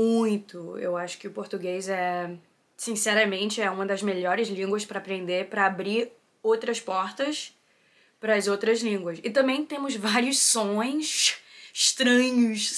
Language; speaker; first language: Portuguese; early bilingual, heritage; Portuguese